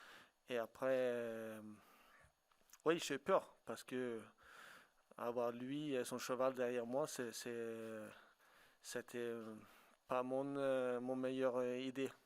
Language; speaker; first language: French; non-native, fluent; Swedish